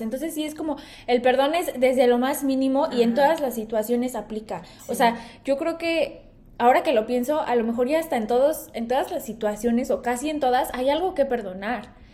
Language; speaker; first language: Spanish; native; Spanish